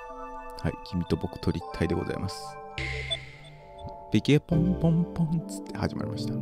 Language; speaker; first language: Japanese; native; Japanese